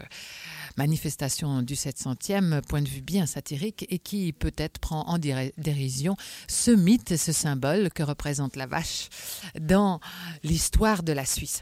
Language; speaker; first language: French; native; French